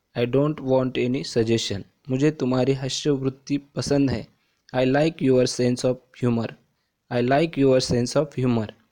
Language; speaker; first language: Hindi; non-native, local second language; Marathi